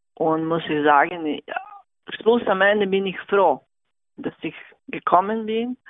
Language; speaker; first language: German; non-native, fluent; Serbian